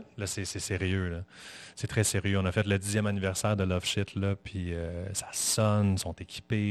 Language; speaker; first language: French; native; French